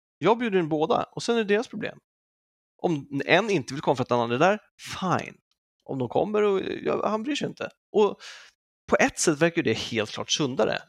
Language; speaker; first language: Swedish; native; Swedish